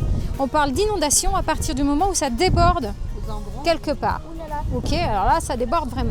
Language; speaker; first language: French; native; French